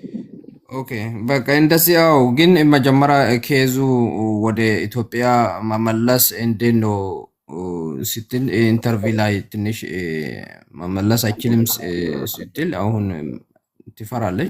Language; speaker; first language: Amharic; non-native, local second language; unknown